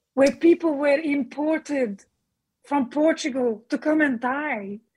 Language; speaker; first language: English; non-native, fluent; Arabic